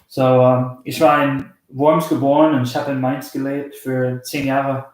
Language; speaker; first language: German; early bilingual, heritage; German